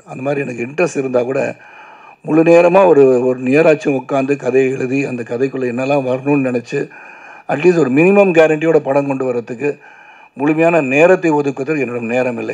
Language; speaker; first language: Tamil; native; Tamil